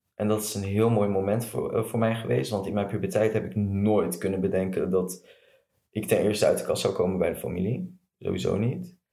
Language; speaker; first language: Dutch; early bilingual, other home language; Arabic